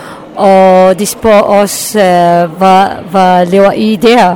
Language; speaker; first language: Danish; non-native, learner; Arabic